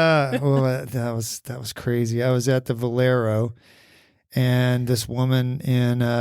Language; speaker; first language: English; native; English